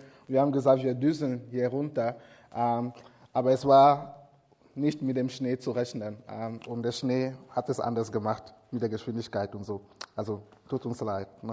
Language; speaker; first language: German; non-native, fluent; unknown